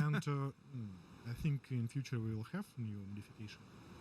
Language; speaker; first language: English; non-native, learner; Russian